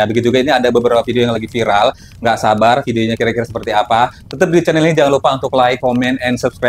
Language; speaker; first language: Indonesian; native; Indonesian